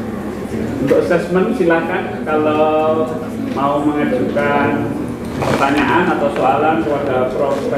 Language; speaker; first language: Indonesian; native; Indonesian